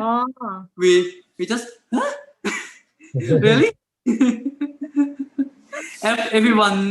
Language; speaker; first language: English; non-native, learner; Thai